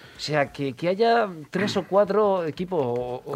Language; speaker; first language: Spanish; native; Spanish